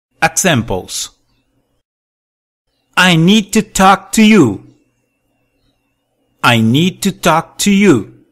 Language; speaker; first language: English; non-native, fluent; Portuguese